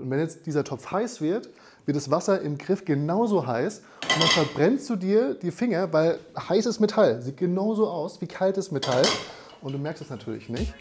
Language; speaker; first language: German; native; German